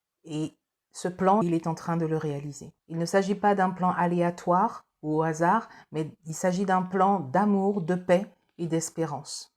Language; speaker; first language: French; native; French